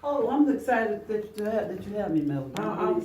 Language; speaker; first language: English; native; English